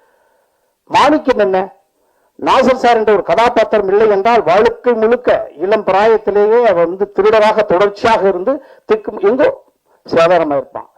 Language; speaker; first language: Tamil; native; Tamil